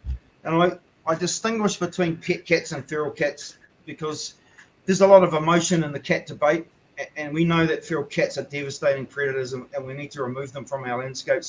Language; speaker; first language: English; native; English